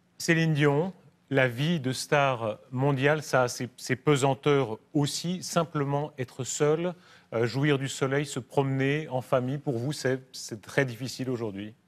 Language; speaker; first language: French; native; French